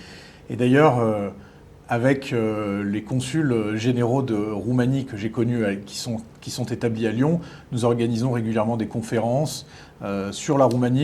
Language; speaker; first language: French; native; French